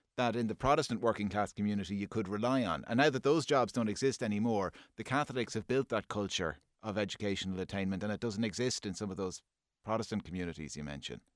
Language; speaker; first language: English; native; English